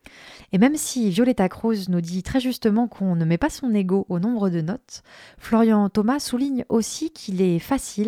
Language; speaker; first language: French; native; French